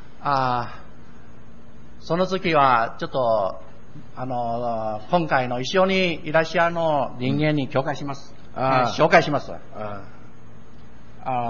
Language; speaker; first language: Japanese; non-native, learner; Min Nan Chinese